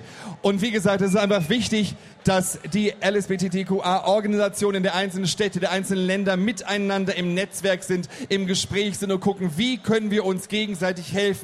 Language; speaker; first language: German; native; German